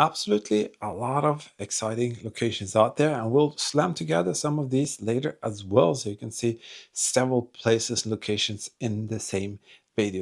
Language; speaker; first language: English; non-native, fluent; Norwegian